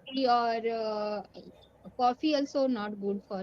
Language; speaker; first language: English; non-native, learner; Marathi